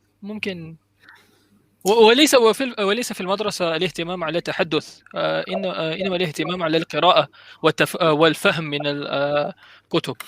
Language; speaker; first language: Arabic; non-native, learner; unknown